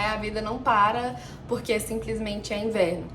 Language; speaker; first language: Portuguese; native; Portuguese